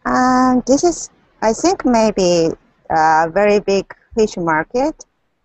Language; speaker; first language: English; non-native, learner; Japanese